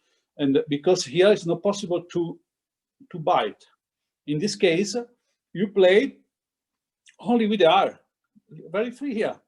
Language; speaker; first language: English; non-native, fluent; Italian